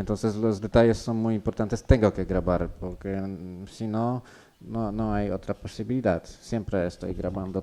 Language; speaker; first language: Spanish; non-native, learner; Polish